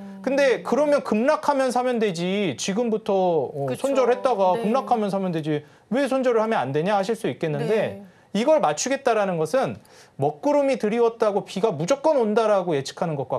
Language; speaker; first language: Korean; native; Korean